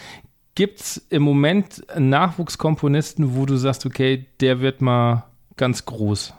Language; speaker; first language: German; native; German